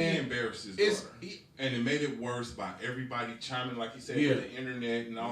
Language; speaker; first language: English; native; English